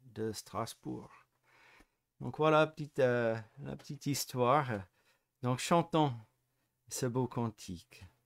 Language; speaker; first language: French; non-native, fluent; English